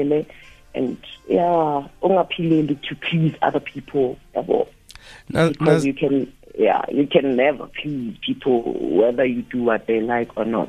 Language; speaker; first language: English; non-native, local second language; Zulu